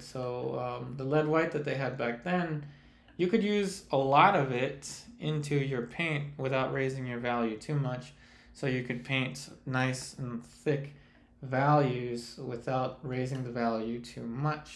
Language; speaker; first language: English; early bilingual, other home language; Spanish